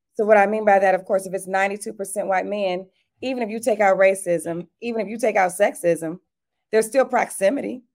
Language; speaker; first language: English; native; English